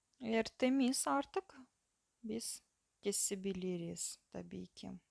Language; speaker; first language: Turkish; non-native, learner; Russian